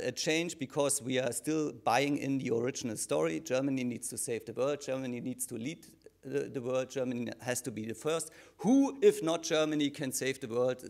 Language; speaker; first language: English; non-native, fluent; German